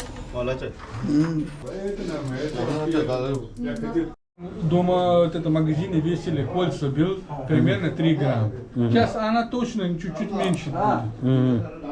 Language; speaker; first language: Russian; non-native, learner; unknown